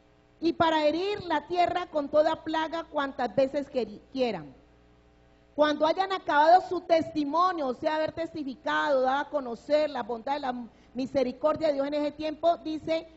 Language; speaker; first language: Spanish; native; Spanish